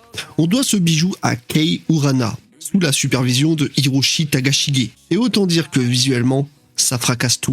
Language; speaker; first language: French; native; French